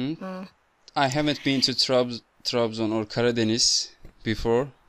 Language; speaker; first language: English; non-native, fluent; Turkish